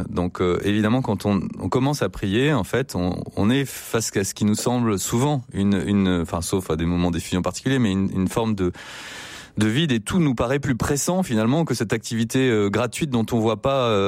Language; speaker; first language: French; native; French